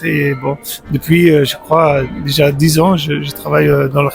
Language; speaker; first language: French; non-native, local second language; Dutch